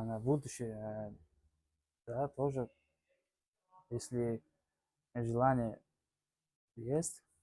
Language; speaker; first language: Russian; non-native, learner; Tajik